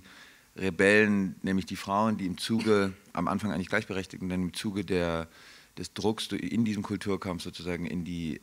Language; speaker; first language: German; native; German